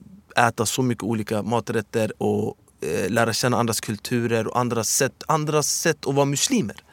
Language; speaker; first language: Swedish; early bilingual, other home language; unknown